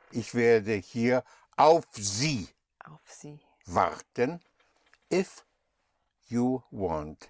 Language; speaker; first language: German; non-native, fluent; English